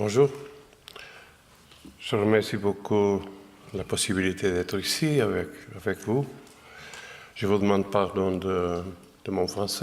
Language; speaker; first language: French; non-native, fluent; Portuguese